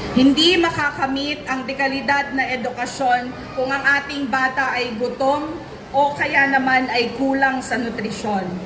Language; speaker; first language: Filipino; native; Filipino